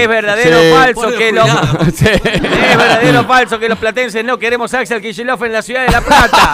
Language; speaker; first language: Spanish; native; Spanish